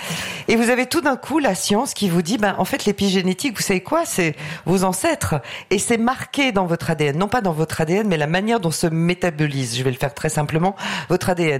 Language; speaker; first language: French; native; French